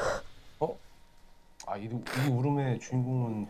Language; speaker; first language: Korean; native; Korean